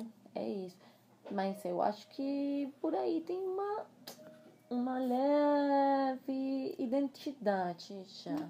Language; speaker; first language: Portuguese; non-native, fluent; Spanish